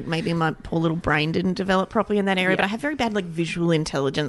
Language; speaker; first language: English; native; English